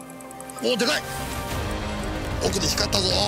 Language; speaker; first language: Japanese; native; Japanese